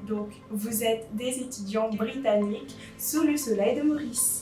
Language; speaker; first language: French; non-native, local second language; Malagasy